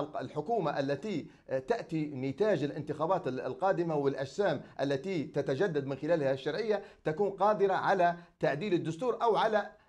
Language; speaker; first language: Arabic; native; Arabic